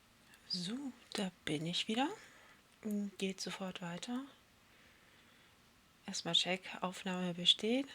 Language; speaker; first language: German; native; German